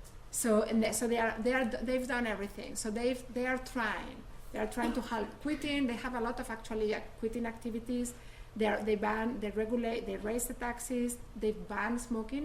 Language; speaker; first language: English; non-native, fluent; Spanish